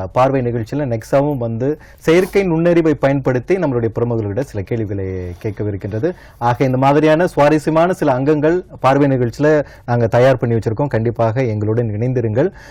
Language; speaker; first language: Tamil; early bilingual, heritage; Tamil